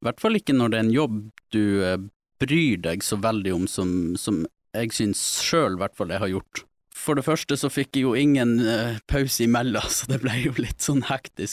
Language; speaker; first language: Norwegian; native; Norwegian